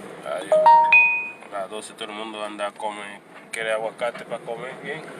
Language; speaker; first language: Spanish; non-native, learner; Haitian Creole